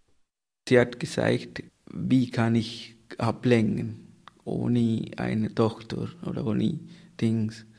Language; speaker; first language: German; non-native, learner; Tamil